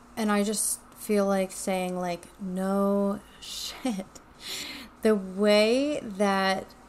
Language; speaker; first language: English; native; English